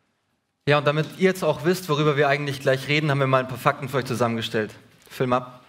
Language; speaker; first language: German; native; German